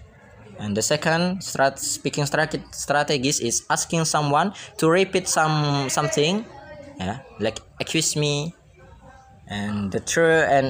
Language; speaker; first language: English; non-native, learner; Indonesian